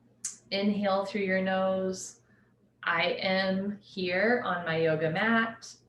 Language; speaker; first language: English; native; English